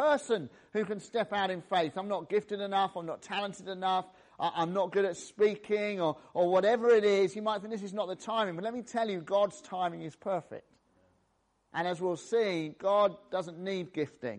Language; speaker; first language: English; native; English